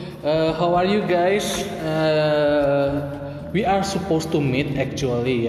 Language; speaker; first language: English; non-native, fluent; Indonesian